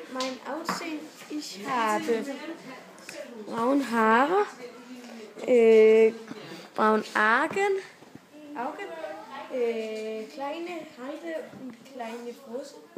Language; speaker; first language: German; non-native, learner; Danish